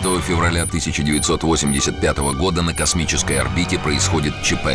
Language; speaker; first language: Russian; native; Russian